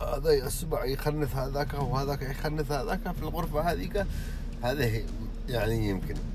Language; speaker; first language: Arabic; early bilingual, heritage; Arabic